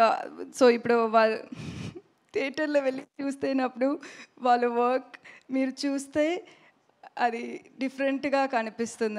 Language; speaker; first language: Telugu; non-native, learner; Tamil